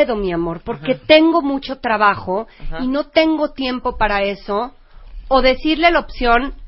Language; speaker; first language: Spanish; native; Spanish